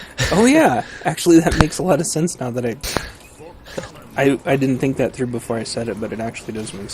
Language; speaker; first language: English; native; English